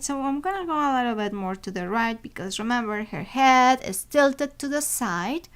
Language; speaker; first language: English; non-native, fluent; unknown